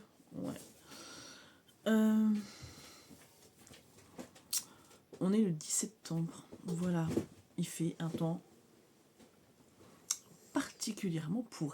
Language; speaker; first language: French; native; French